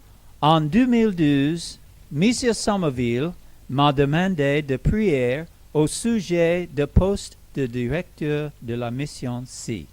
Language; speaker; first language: French; non-native, learner; English